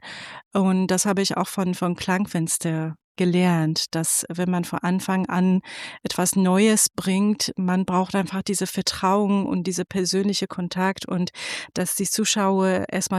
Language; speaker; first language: German; non-native, fluent; Persian